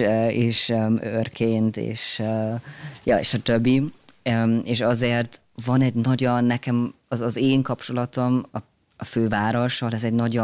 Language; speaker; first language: Hungarian; early bilingual, heritage; German